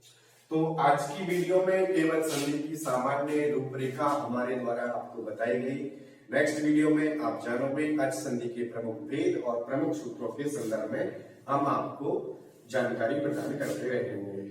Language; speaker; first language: Hindi; native; Hindi